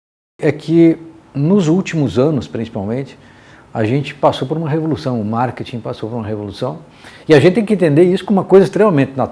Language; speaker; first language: Portuguese; native; Portuguese